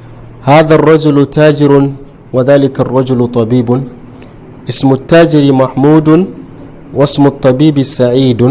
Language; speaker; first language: Arabic; non-native, fluent; Hausa